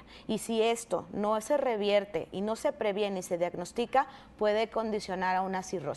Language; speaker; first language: Spanish; native; Spanish